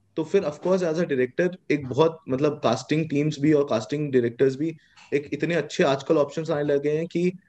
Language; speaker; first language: Hindi; native; Hindi